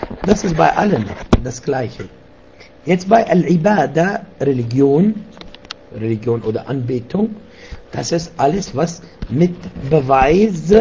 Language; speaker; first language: German; non-native, fluent; Arabic